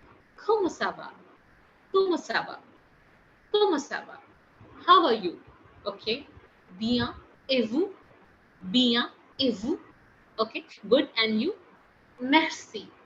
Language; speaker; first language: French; non-native, fluent; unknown